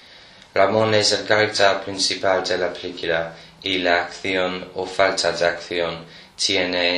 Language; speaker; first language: Spanish; non-native, learner; English